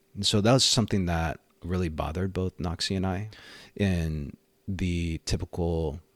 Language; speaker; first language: English; native; English